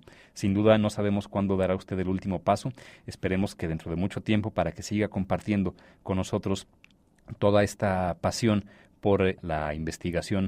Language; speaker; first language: Spanish; native; Spanish